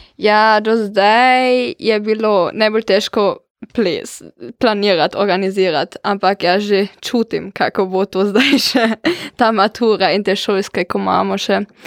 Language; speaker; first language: Slovenian; non-native, local second language; German